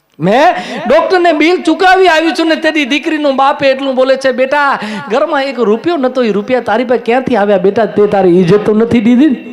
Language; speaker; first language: Gujarati; non-native, local second language; Kachhi